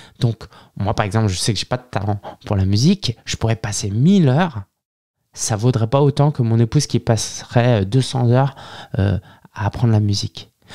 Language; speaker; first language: French; early bilingual, other home language; Chinese